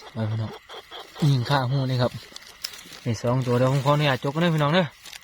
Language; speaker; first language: Thai; native; Thai